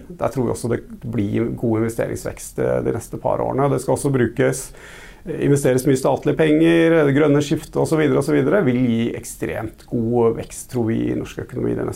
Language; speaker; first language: Norwegian; native; Norwegian